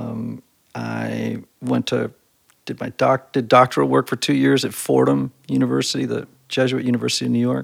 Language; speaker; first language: English; native; English